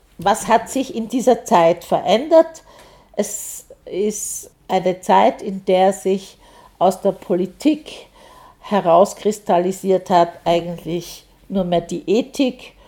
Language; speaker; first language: German; native; German